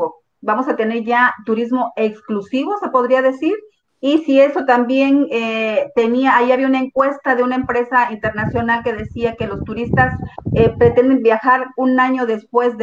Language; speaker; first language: Spanish; native; Spanish